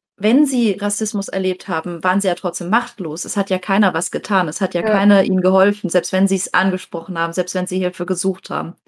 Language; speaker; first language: German; native; German